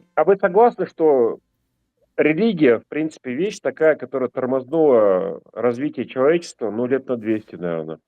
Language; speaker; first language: Russian; native; Russian